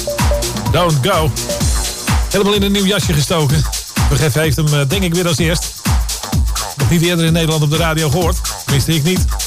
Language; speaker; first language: Dutch; native; Dutch